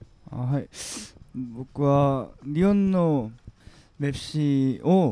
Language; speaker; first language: Japanese; non-native, learner; Korean